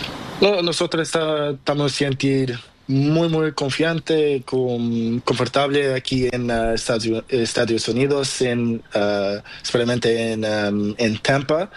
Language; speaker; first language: Spanish; non-native, learner; Portuguese